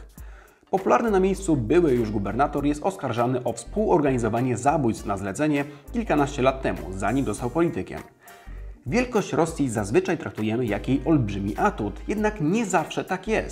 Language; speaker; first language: Polish; native; Polish